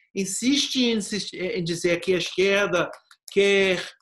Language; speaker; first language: Portuguese; non-native, fluent; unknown